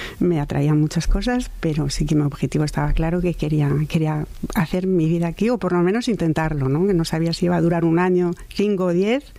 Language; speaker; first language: Spanish; non-native, fluent; French